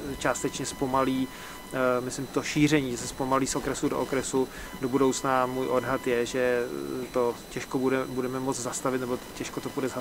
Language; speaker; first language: Czech; native; Czech